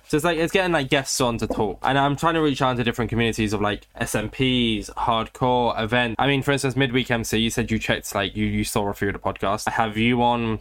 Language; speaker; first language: English; native; English